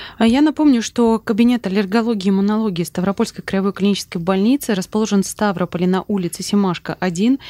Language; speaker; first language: Russian; native; Russian